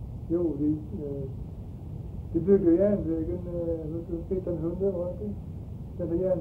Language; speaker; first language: Swedish; early bilingual, heritage; Swedish